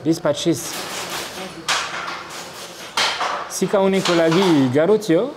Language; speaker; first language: Nepali; non-native, learner; French